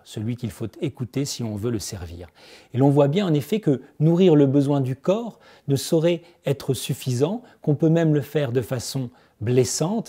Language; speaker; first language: French; native; French